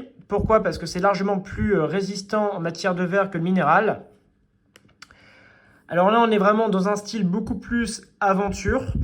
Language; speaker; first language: French; native; French